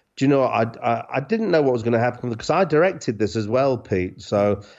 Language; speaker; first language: English; native; English